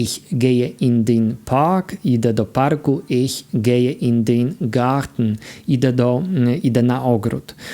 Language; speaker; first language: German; non-native, fluent; Polish